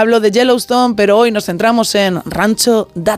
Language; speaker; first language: Spanish; native; Spanish